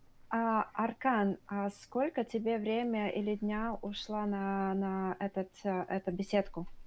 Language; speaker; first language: Russian; non-native, learner; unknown